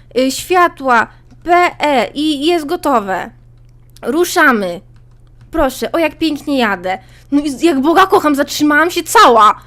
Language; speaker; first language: Polish; native; Polish